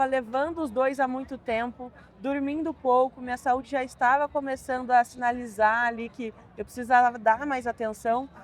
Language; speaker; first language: Portuguese; native; Portuguese